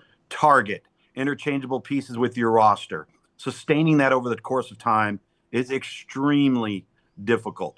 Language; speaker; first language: English; native; English